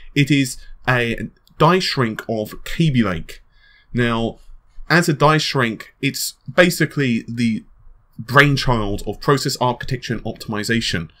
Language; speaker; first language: English; native; English